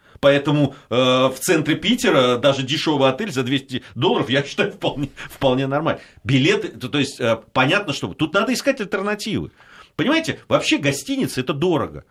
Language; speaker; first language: Russian; native; Russian